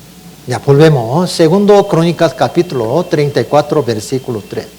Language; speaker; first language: Spanish; non-native, learner; Korean